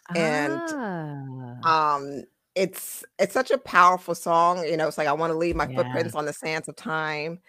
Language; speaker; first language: English; native; English